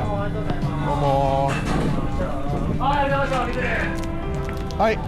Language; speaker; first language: Japanese; native; Japanese